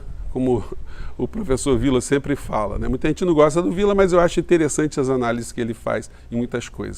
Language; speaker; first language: Portuguese; native; Portuguese